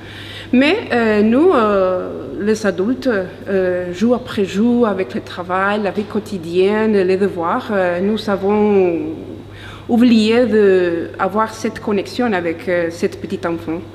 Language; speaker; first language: French; non-native, fluent; Spanish